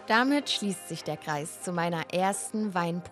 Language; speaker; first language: German; native; German